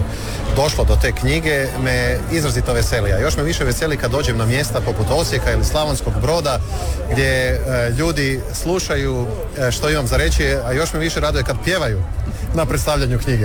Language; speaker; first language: Serbian; native; Serbian